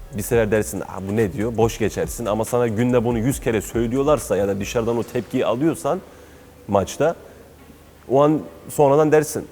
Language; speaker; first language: Turkish; early bilingual, heritage; Turkish